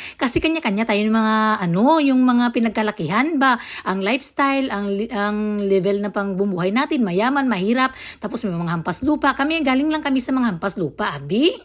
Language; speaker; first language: Filipino; non-native, local second language; Hiligaynon